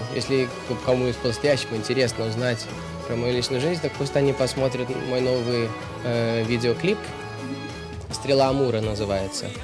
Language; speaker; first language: Russian; early bilingual, heritage; Russian